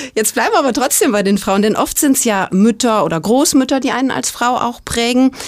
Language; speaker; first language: German; native; German